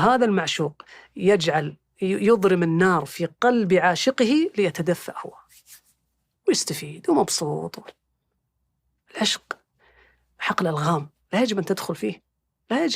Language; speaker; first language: Arabic; native; Arabic